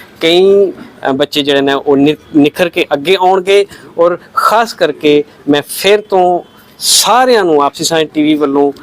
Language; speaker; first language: Punjabi; native; Punjabi